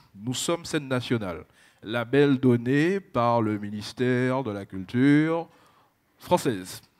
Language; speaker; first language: French; native; French